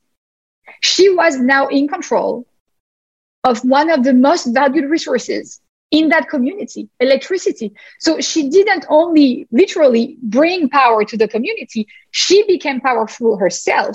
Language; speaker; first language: English; non-native, fluent; French